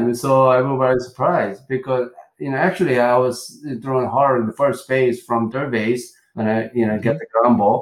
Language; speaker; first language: English; non-native, learner; Korean